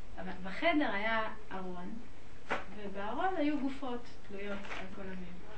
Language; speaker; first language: Hebrew; non-native, fluent; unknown